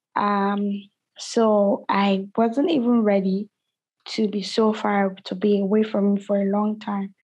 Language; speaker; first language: English; non-native, local second language; Yoruba